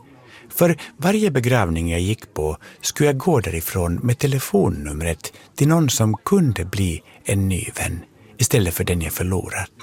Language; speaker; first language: Swedish; native; Swedish